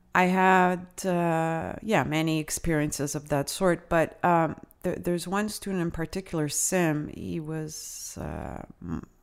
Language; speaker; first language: English; non-native, fluent; Italian